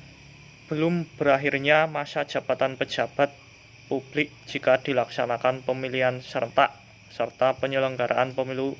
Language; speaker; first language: Indonesian; native; Indonesian